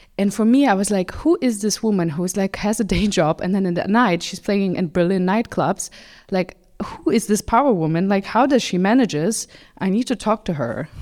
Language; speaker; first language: English; non-native, fluent; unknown